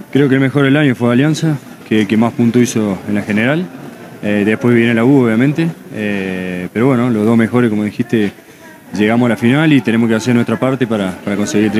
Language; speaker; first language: Spanish; native; Spanish